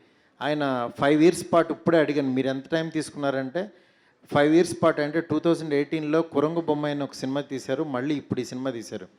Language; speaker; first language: Telugu; native; Telugu